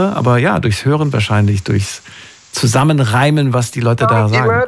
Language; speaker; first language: German; native; German